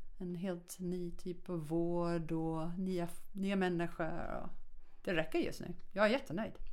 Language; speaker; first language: Swedish; non-native, fluent; English